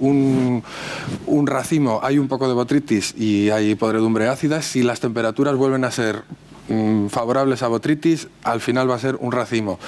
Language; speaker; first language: Spanish; native; Spanish